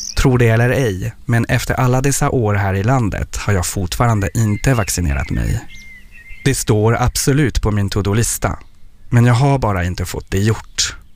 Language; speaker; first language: Swedish; non-native, fluent; French